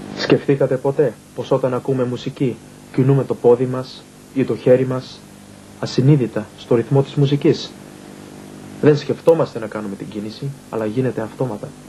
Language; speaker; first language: Greek; early bilingual, heritage; Greek